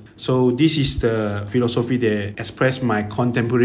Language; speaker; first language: English; non-native, local second language; Chinese